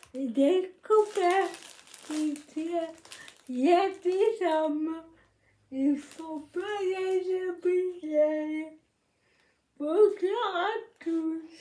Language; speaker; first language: French; non-native, learner; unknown